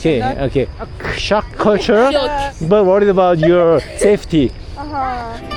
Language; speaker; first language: English; non-native, learner; Korean